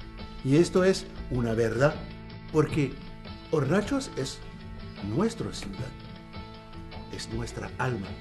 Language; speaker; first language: Spanish; non-native, learner; Arabic